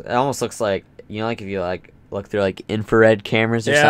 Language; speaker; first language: English; native; English